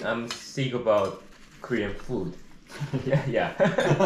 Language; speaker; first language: English; non-native, learner; Korean